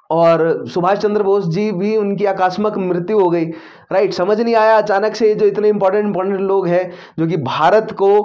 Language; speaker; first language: Hindi; native; Hindi